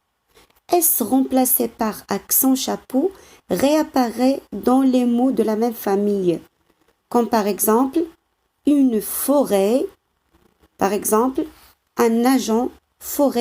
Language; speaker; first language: French; non-native, local second language; Arabic